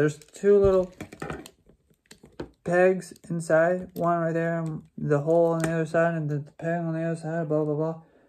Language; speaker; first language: English; native; English